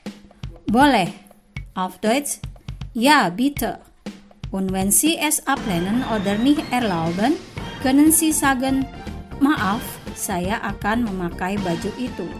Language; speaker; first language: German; non-native, fluent; Indonesian